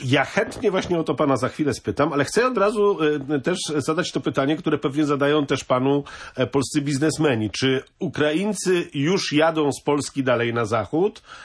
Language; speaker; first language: Polish; native; Polish